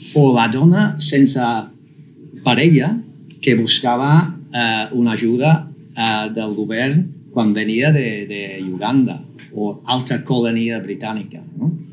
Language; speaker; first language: Catalan; non-native, fluent; English